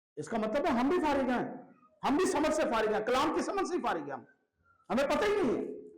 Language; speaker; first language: Hindi; non-native, local second language; Punjabi